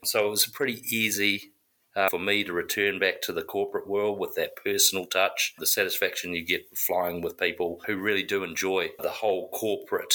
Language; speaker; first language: English; native; English